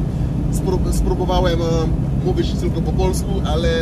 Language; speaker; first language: Polish; non-native, learner; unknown